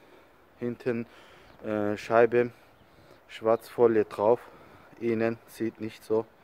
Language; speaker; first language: German; non-native, learner; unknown